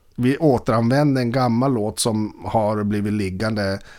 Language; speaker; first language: Swedish; native; Swedish